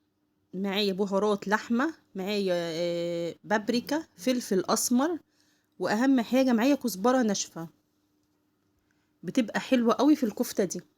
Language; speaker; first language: Arabic; native; Arabic